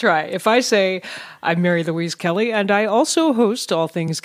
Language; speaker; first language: English; native; English